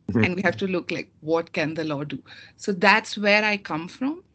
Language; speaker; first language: English; non-native, local second language; Hindi